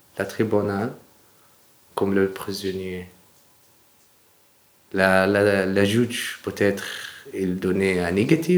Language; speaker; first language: French; non-native, learner; Arabic